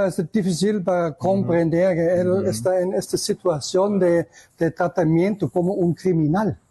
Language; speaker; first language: Spanish; non-native, learner; German